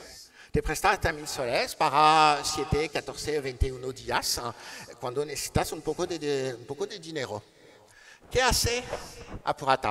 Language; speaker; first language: Spanish; non-native, learner; French